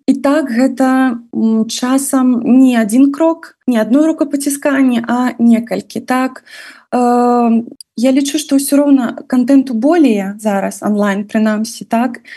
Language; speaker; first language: Belarusian; non-native, local second language; Russian